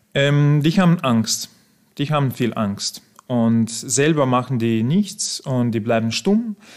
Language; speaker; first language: German; non-native, fluent; Russian